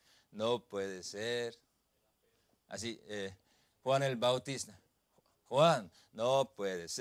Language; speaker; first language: Spanish; non-native, learner; Korean